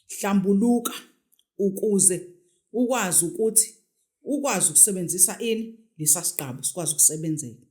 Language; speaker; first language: Zulu; native; Zulu